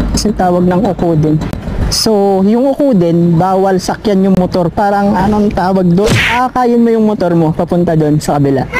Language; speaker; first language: Filipino; non-native, local second language; Iloko